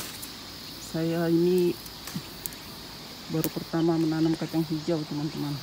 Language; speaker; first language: Indonesian; native; Indonesian